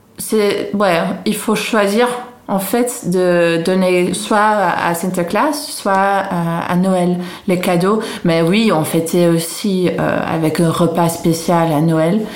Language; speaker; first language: French; non-native, fluent; Dutch